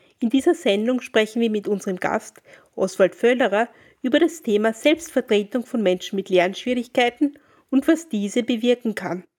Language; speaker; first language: German; native; German